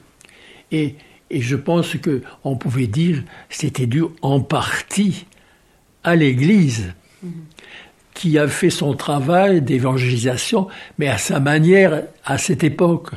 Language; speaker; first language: French; native; French